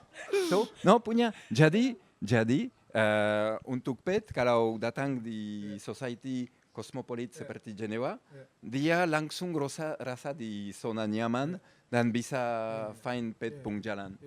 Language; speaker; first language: Indonesian; non-native, fluent; French